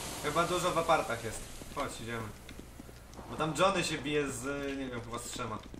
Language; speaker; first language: Polish; native; Polish